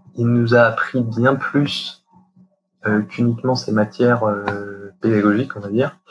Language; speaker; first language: French; native; French